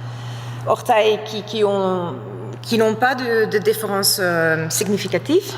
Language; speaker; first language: French; non-native, fluent; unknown